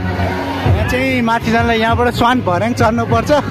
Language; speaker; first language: Nepali; non-native, local second language; Newari